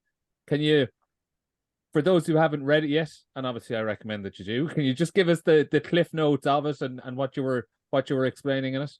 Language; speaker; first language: English; native; English